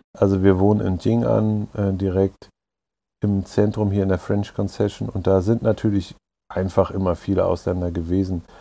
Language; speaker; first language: German; native; German